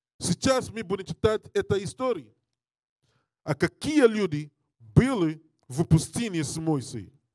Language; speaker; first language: Russian; non-native, learner; English